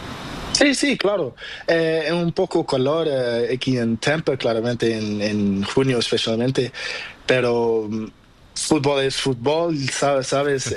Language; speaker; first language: Spanish; non-native, learner; Portuguese